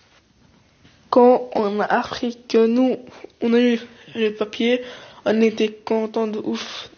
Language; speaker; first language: French; early bilingual, other home language; Arabic